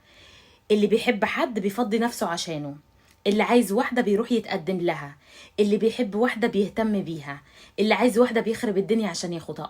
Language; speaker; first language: Arabic; native; Arabic